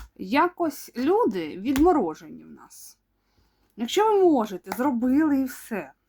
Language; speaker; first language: Ukrainian; non-native, local second language; Russian